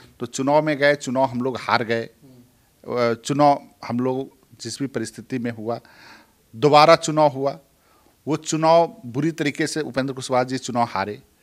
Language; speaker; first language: Hindi; native; Hindi